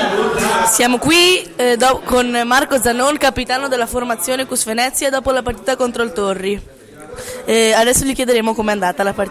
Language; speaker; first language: Italian; native; Italian